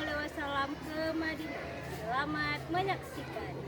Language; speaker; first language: Indonesian; native; Indonesian